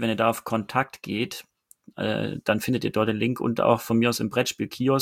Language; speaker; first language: German; native; German